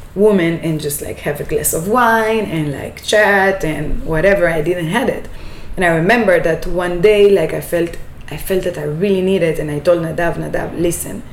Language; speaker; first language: English; non-native, fluent; Hebrew